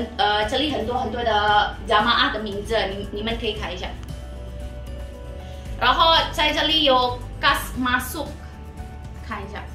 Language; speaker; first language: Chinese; non-native, learner; Indonesian